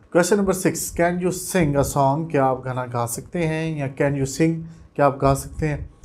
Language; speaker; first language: Urdu; non-native, local second language; Punjabi